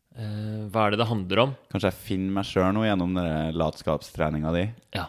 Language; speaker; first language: Norwegian; native; Norwegian